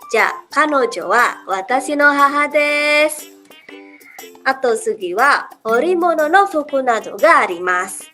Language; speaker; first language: Japanese; non-native, learner; Indonesian